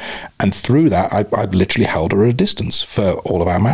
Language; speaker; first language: English; native; English